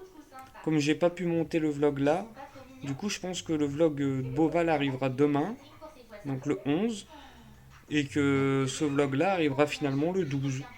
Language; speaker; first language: French; native; French